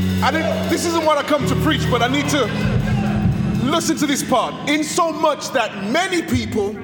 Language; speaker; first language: English; native; English